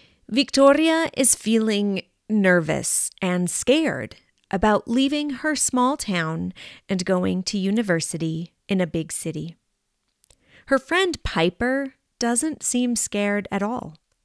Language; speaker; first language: English; native; English